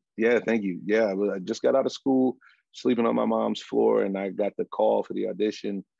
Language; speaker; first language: English; native; English